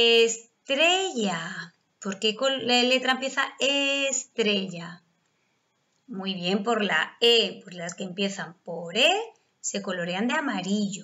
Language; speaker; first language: Spanish; native; Spanish